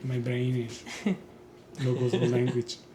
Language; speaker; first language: English; non-native, learner; Italian